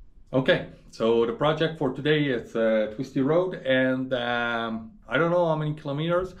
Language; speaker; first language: English; non-native, learner; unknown